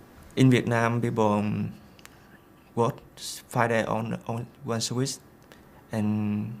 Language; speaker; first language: English; non-native, learner; Vietnamese